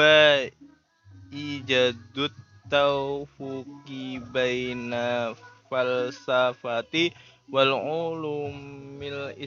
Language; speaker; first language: Arabic; non-native, learner; Indonesian